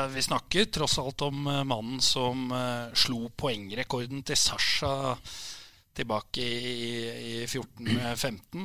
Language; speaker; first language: Norwegian; native; Norwegian